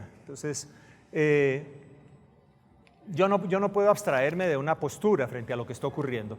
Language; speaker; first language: Spanish; native; Spanish